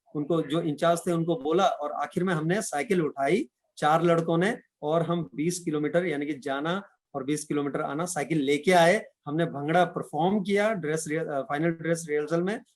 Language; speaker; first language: Hindi; non-native, local second language; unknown